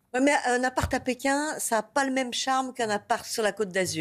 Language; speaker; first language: French; native; French